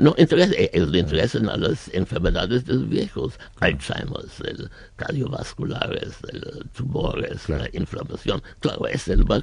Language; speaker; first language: Spanish; non-native, learner; German